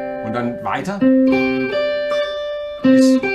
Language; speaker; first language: German; native; German